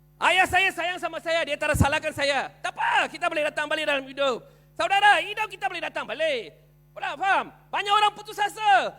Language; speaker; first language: Malay; non-native, local second language; Tamil